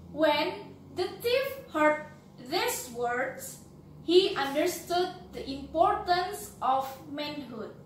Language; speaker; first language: English; non-native, fluent; Indonesian